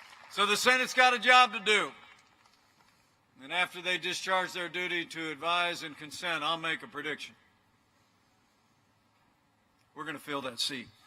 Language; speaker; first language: English; native; English